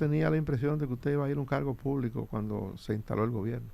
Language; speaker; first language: Spanish; native; Spanish